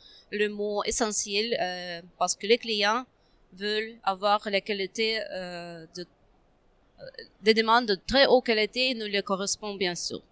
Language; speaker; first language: French; non-native, fluent; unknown